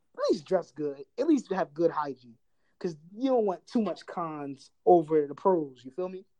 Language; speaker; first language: English; native; English